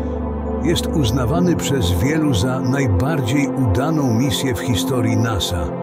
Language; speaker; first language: Polish; native; Polish